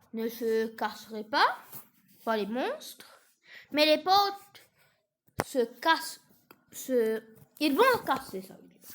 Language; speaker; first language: French; non-native, fluent; English